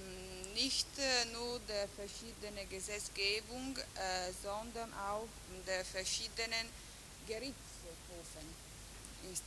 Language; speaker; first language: German; non-native, fluent; Italian